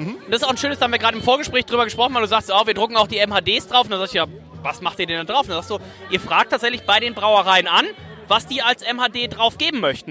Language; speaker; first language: German; native; German